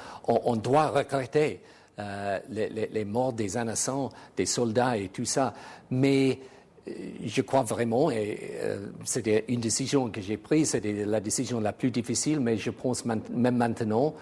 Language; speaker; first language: French; non-native, fluent; English